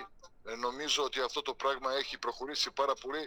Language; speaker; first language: Greek; non-native, fluent; Serbian